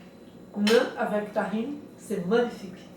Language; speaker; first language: French; non-native, learner; Portuguese